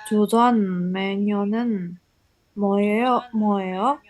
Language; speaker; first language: Korean; non-native, learner; Indonesian